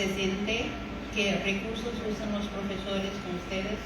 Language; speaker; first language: Spanish; non-native, fluent; Portuguese